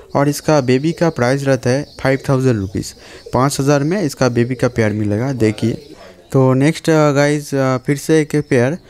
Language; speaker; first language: Hindi; non-native, local second language; Bangla